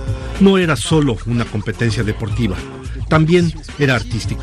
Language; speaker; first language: Spanish; native; Spanish